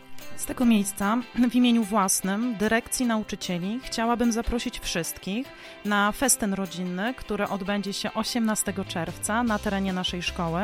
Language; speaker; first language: Polish; native; Polish